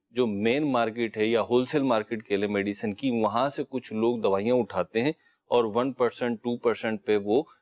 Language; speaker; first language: Urdu; native; Urdu